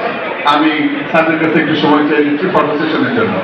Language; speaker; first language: Bangla; native; Bangla